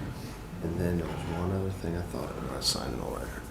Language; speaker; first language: English; native; English